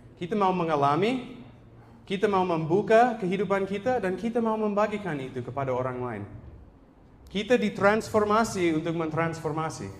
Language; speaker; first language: Indonesian; non-native, fluent; English